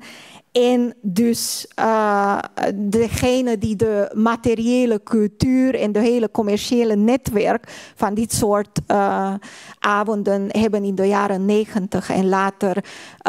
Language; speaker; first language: Dutch; non-native, fluent; Hungarian